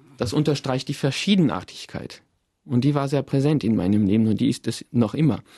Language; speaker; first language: German; non-native, fluent; French